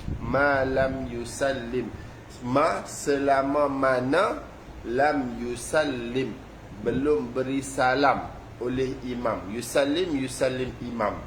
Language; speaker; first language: Malay; native; Malay